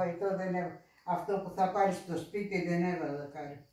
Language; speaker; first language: Greek; non-native, fluent; Russian